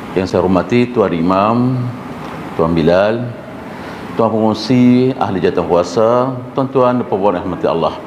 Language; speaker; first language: Malay; early bilingual, heritage; Malay